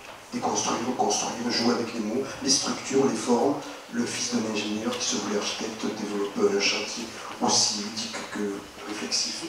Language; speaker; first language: French; native; French